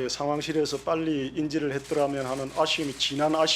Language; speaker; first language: Korean; native; Korean